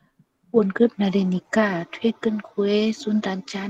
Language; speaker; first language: Korean; non-native, learner; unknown